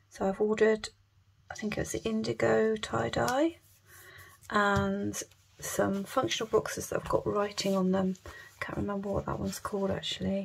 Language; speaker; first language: English; native; English